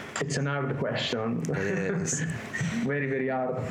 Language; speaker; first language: English; non-native, learner; Italian